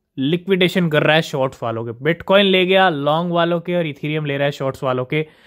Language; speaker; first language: Hindi; native; Hindi